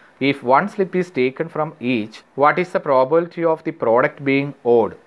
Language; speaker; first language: English; non-native, local second language; Malayalam